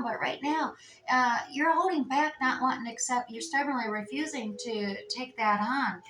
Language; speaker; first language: English; native; English